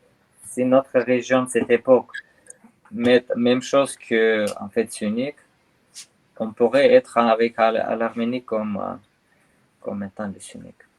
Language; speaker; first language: French; non-native, learner; Armenian